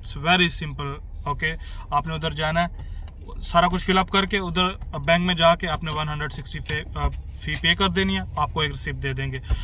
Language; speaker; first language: Urdu; non-native, local second language; Punjabi